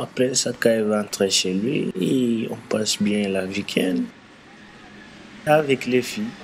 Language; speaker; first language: French; non-native, learner; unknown